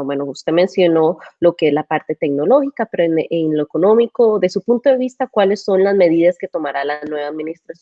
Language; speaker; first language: Spanish; native; Spanish